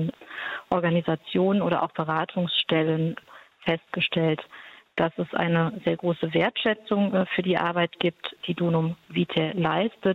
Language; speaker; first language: German; native; German